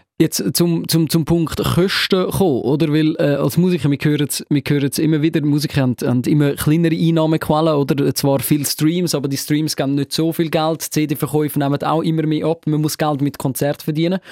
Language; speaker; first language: German; native; German